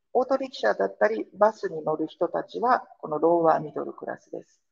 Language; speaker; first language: Japanese; native; Japanese